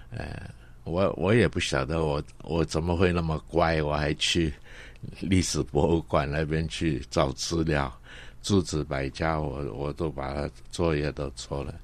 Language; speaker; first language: Chinese; non-native, local second language; Cantonese